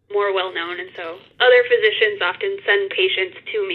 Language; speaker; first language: English; native; English